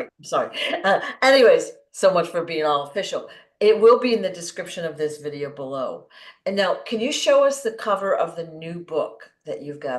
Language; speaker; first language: English; native; English